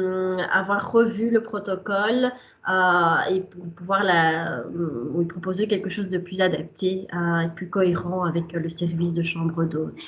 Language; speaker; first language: French; native; French